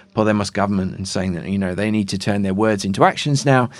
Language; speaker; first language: English; native; English